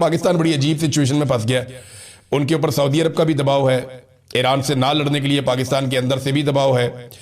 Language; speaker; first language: Urdu; non-native, local second language; Punjabi